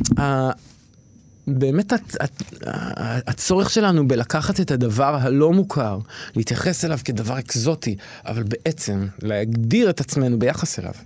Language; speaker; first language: Hebrew; native; Hebrew